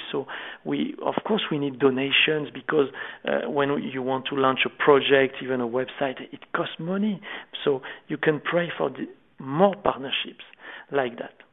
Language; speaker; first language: English; non-native, fluent; French